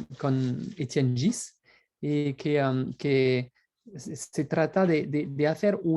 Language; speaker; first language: Spanish; non-native, fluent; French